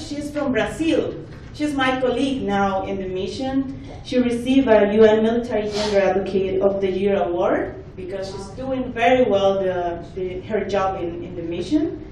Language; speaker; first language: English; non-native, fluent; Spanish